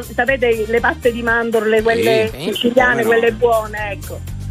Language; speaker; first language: Italian; native; Italian